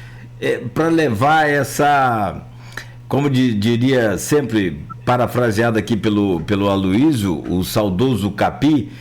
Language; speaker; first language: Portuguese; native; Portuguese